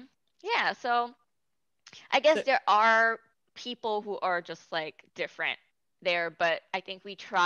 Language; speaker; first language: English; native; English